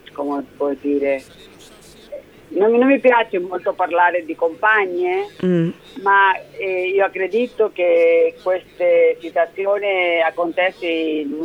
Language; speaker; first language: Italian; early bilingual, heritage; Spanish